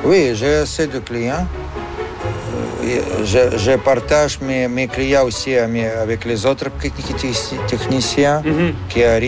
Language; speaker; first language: French; non-native, fluent; Russian